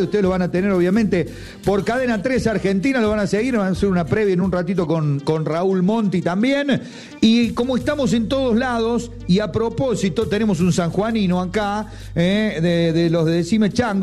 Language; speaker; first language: Spanish; native; Spanish